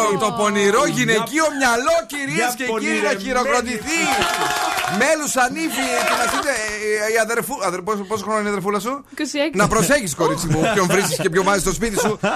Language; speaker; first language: Greek; native; Greek